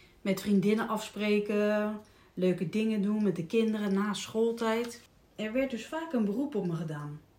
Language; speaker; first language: Dutch; native; Dutch